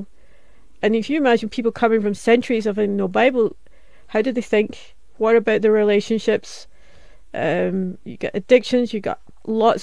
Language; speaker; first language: English; native; English